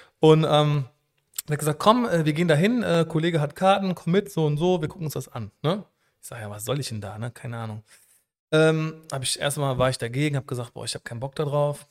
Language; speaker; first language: German; native; German